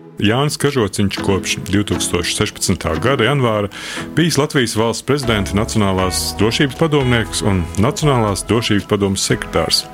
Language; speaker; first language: Latvian; native; Latvian